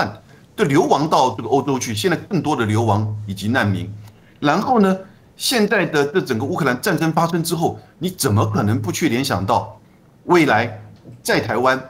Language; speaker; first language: Chinese; native; Chinese